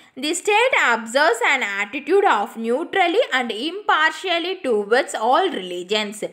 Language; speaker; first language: English; non-native, local second language; Tamil